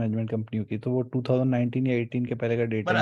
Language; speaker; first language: Hindi; native; Hindi